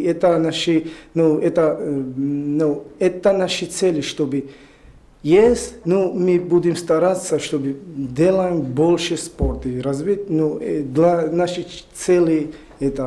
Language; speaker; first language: Russian; non-native, learner; Georgian